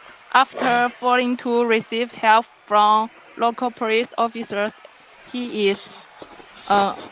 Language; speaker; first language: English; non-native, learner; Chinese